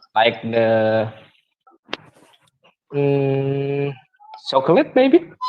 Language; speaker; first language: English; non-native, learner; Indonesian